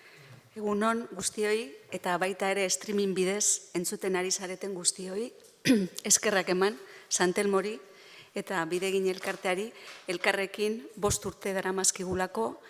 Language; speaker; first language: Basque; native; Basque